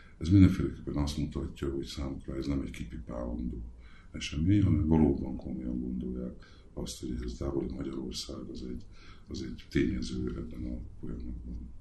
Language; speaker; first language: Hungarian; native; Hungarian